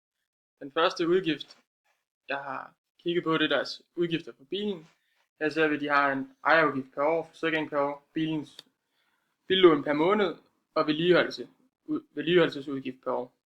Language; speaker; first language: Danish; native; Danish